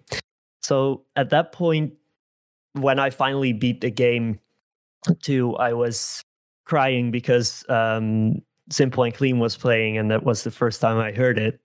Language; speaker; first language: English; non-native, fluent; Dutch